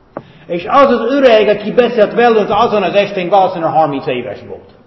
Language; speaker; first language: Hungarian; non-native, fluent; English